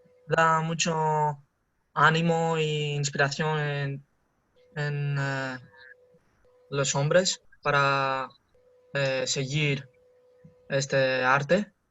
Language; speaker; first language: Spanish; non-native, learner; Greek